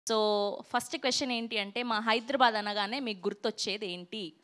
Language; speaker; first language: Telugu; native; Telugu